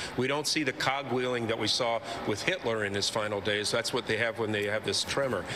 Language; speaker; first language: English; native; English